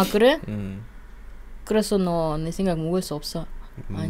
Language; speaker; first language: Korean; non-native, learner; Russian